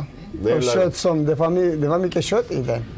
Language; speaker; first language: Swedish; non-native, learner; Turoyo